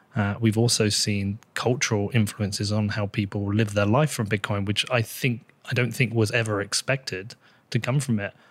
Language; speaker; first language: English; native; English